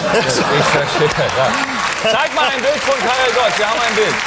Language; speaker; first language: German; native; German